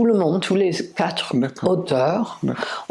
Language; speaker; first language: French; non-native, fluent; English